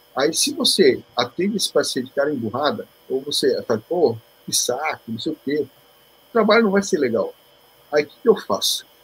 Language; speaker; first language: Portuguese; early bilingual, other home language; Korean